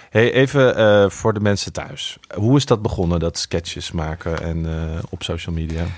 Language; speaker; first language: Dutch; native; Dutch